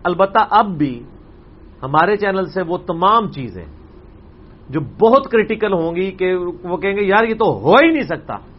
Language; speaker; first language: Urdu; native; Urdu